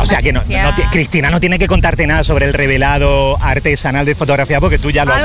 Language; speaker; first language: Spanish; native; Spanish